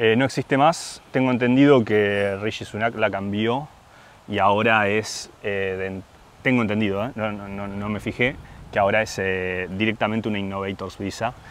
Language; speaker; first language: Spanish; native; Spanish